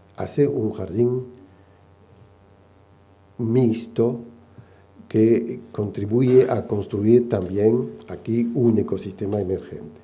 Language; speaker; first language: Spanish; non-native, fluent; French